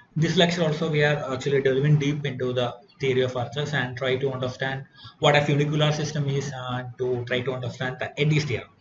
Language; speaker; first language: English; non-native, local second language; Malayalam